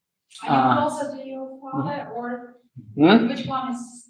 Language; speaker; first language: English; non-native, fluent; Ukrainian